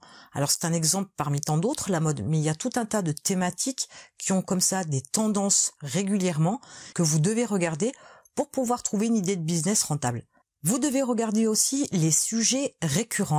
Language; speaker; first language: French; native; French